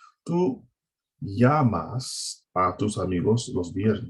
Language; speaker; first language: Spanish; non-native, fluent; English